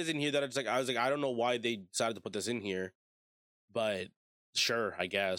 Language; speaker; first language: English; native; English